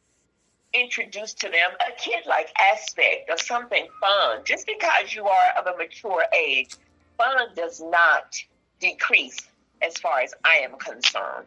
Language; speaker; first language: English; native; English